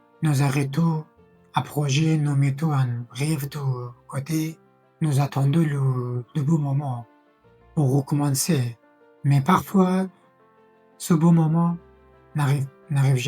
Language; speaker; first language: French; non-native, fluent; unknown